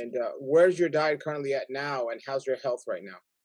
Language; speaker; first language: English; native; English